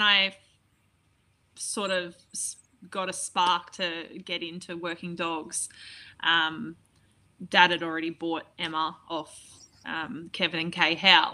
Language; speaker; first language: English; native; English